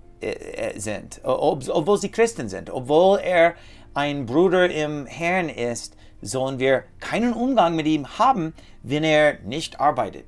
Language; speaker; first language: German; non-native, learner; English